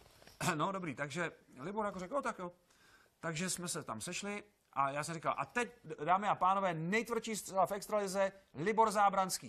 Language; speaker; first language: Czech; native; Czech